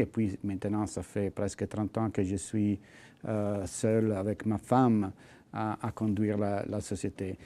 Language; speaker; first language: French; non-native, fluent; Italian